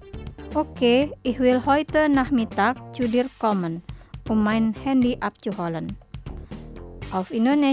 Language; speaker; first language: German; non-native, learner; Indonesian